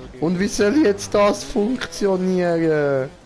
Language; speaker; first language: German; native; German